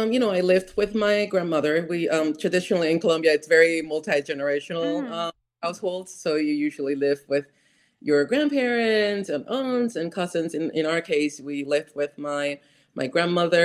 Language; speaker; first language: English; non-native, fluent; Spanish